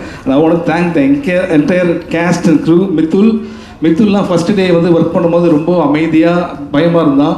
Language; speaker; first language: Tamil; native; Tamil